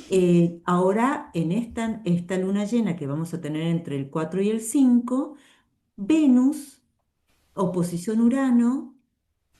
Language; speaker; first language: Spanish; native; Spanish